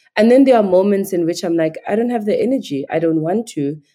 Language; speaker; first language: English; non-native, local second language; Igbo